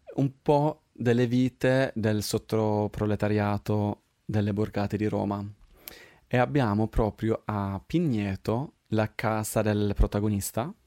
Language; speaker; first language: Italian; non-native, fluent; Swedish